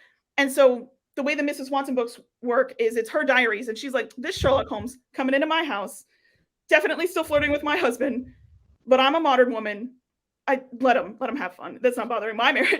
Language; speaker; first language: English; native; English